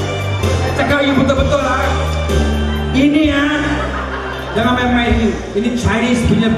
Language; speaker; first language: Malay; native; Malay